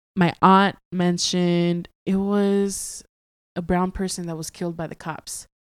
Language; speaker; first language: English; early bilingual, other home language; Spanish